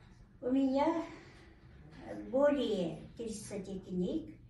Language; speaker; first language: Russian; non-native, local second language; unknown